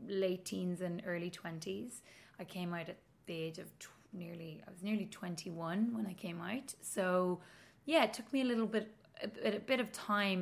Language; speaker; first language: English; native; English